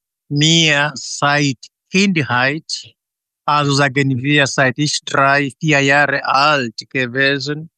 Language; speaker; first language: German; non-native, fluent; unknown